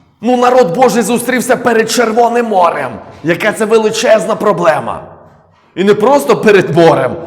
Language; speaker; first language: Ukrainian; non-native, local second language; Russian